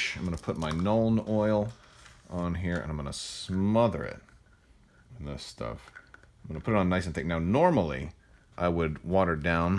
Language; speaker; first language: English; native; English